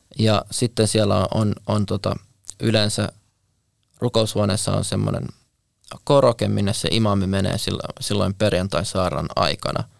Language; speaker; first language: Finnish; native; Finnish